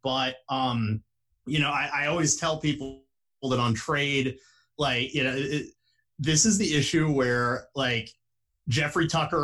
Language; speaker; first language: English; native; English